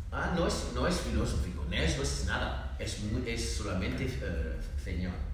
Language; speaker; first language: Spanish; non-native, learner; French